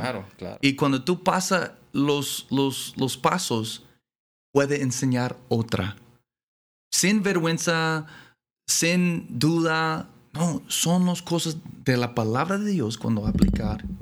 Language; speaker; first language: Spanish; non-native, learner; English